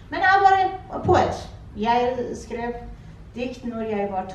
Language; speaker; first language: Norwegian; non-native, fluent; Persian